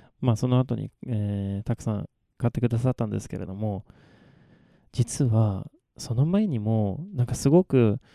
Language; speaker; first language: Japanese; non-native, fluent; Swedish